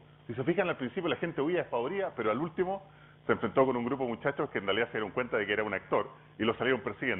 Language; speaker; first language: Spanish; native; Spanish